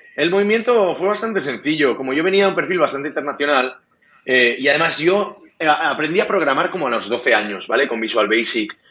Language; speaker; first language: Spanish; non-native, local second language; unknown